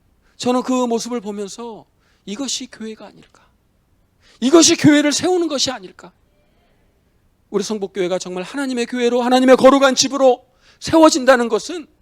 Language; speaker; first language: Korean; native; Korean